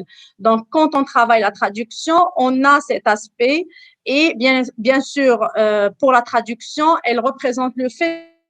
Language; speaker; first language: French; non-native, local second language; Arabic